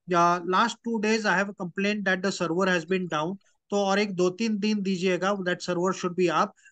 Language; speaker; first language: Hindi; non-native, local second language; Marathi